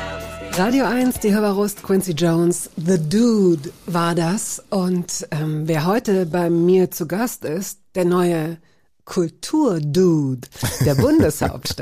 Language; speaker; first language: German; native; German